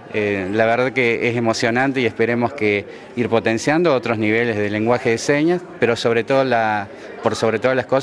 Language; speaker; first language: Spanish; native; Spanish